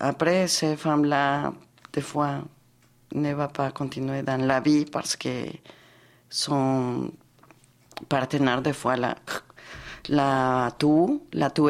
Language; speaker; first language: French; non-native, fluent; Spanish